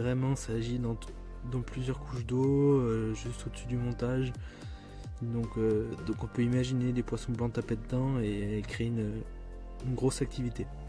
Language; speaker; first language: French; native; French